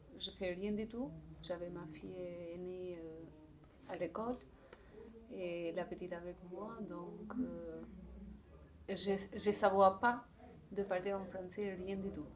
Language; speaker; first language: French; non-native, learner; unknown